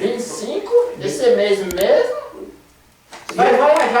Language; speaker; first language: Portuguese; non-native, fluent; Haitian Creole